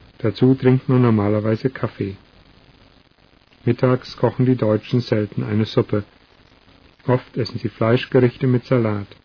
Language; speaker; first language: German; non-native, learner; Russian